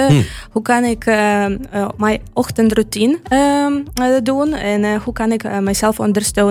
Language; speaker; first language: Dutch; non-native, fluent; Ukrainian